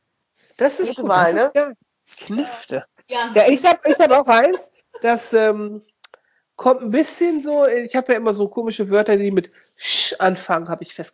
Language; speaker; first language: German; native; German